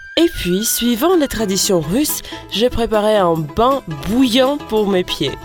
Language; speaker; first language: French; non-native, fluent; Latvian